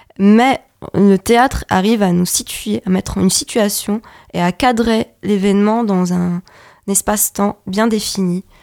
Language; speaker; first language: French; non-native, local second language; Arabic